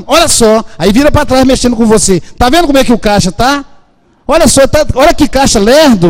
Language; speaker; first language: Portuguese; native; Portuguese